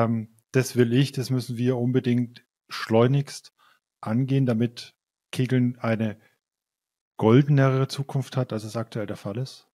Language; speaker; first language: German; native; German